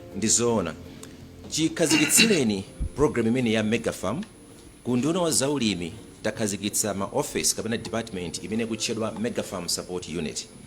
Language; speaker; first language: Nyanja; native; Nyanja